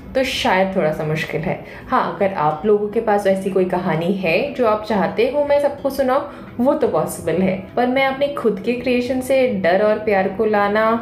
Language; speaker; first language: Hindi; non-native, local second language; Bangla